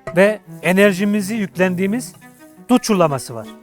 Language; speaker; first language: Turkish; native; Turkish